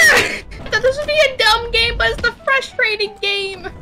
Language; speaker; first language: English; native; English